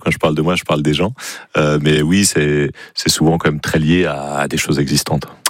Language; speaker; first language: French; native; French